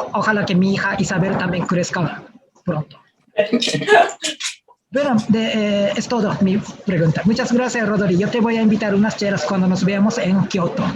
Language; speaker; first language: Spanish; non-native, fluent; Japanese